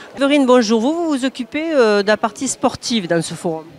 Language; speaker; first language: French; native; French